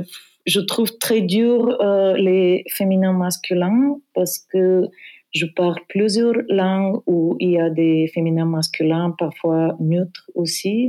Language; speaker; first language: French; non-native, fluent; Bulgarian